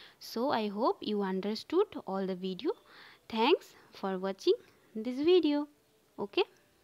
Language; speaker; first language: English; non-native, local second language; Bangla